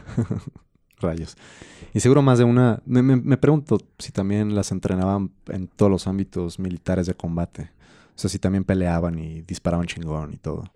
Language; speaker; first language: Spanish; native; Spanish